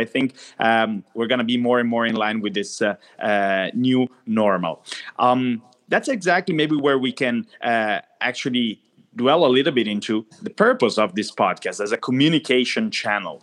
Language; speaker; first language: English; non-native, fluent; Italian